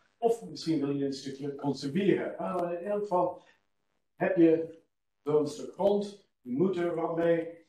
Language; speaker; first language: Dutch; non-native, fluent; English